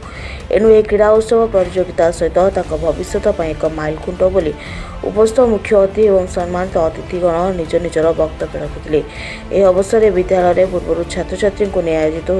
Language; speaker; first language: Hindi; non-native, local second language; Odia